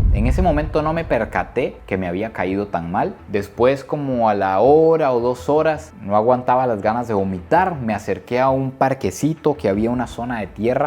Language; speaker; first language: Spanish; native; Spanish